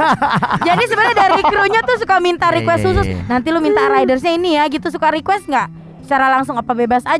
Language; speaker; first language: Indonesian; native; Indonesian